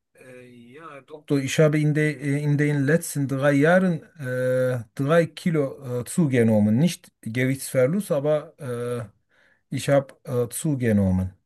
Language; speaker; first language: German; non-native, learner; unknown